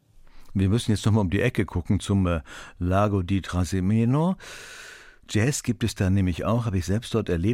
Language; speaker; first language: German; native; German